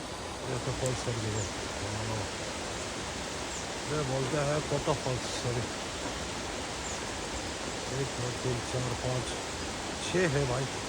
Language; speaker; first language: Hindi; non-native, local second language; Tibetan